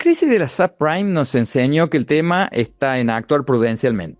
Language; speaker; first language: Spanish; native; Spanish